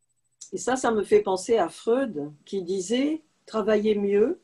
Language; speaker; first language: French; native; French